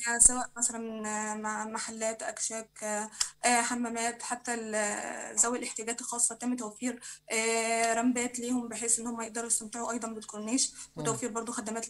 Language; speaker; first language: Egyptian Arabic; native; Egyptian Arabic